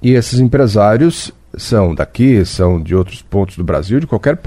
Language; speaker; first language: Portuguese; native; Portuguese